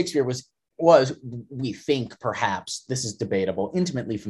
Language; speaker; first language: English; native; English